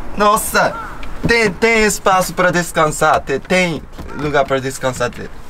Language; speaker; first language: Portuguese; non-native, learner; Japanese